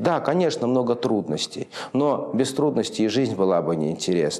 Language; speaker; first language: Russian; native; Russian